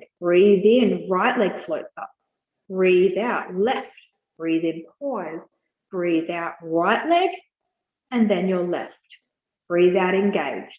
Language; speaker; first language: English; native; English